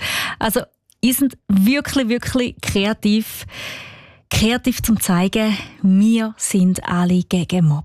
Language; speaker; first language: German; native; German